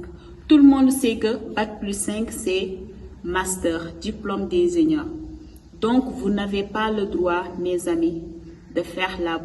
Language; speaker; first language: French; non-native, local second language; Wolof